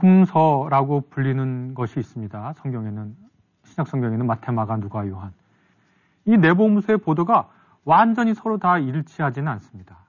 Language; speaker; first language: Korean; native; Korean